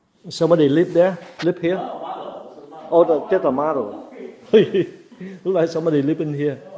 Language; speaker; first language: English; non-native, learner; Vietnamese